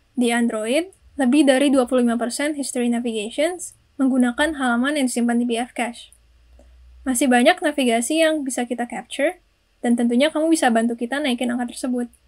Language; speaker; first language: Indonesian; native; Indonesian